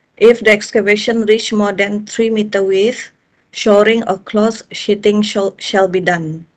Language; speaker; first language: English; non-native, local second language; Malay